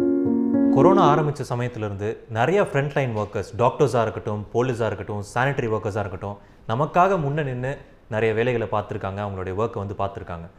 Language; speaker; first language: Tamil; native; Tamil